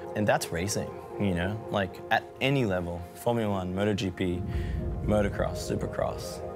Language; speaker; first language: English; native; English